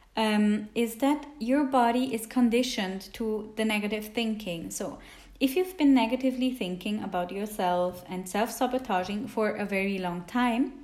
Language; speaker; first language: English; non-native, fluent; Italian